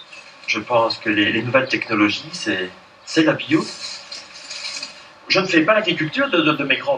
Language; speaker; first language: French; native; French